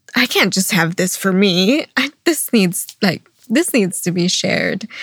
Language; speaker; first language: English; non-native, local second language; Filipino